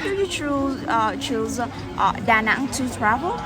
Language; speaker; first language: English; non-native, learner; Vietnamese